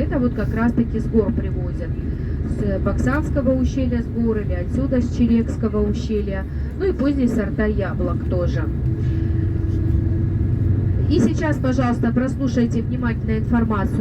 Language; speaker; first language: Russian; native; Russian